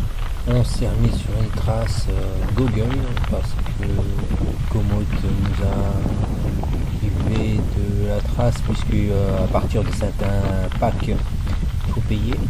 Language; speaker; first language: French; native; French